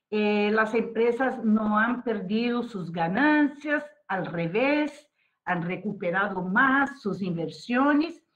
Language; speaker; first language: Spanish; non-native, fluent; Portuguese